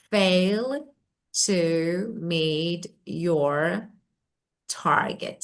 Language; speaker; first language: English; non-native, fluent; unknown